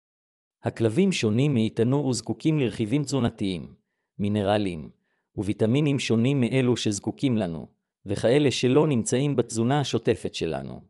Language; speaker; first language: Hebrew; native; Hebrew